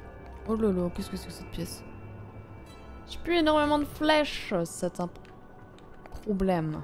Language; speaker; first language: French; native; French